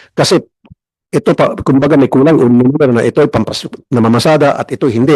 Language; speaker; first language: Filipino; native; Filipino